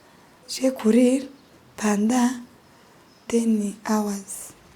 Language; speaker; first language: French; non-native, learner; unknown